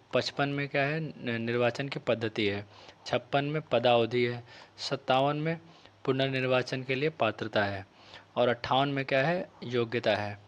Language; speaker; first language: Hindi; native; Hindi